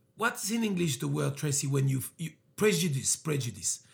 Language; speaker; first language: English; early bilingual, other home language; French